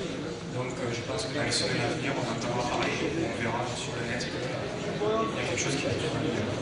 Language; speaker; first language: French; native; French